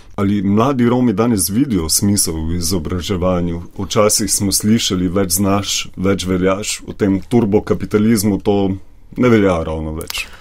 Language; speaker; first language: Slovenian; native; Slovenian